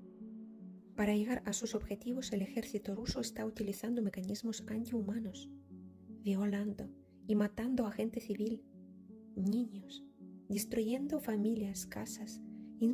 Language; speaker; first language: Spanish; non-native, fluent; Ukrainian